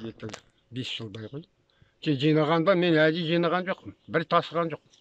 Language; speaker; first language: Kazakh; native; Kazakh